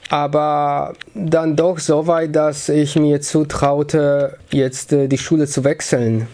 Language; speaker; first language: German; early bilingual, other home language; Polish